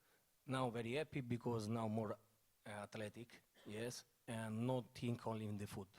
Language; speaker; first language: English; non-native, learner; Italian